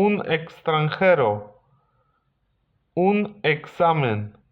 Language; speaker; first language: Spanish; non-native, fluent; Polish